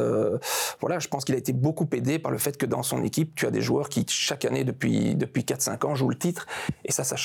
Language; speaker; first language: French; native; French